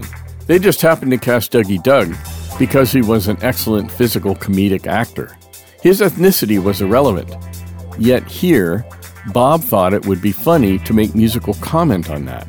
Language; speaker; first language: English; native; English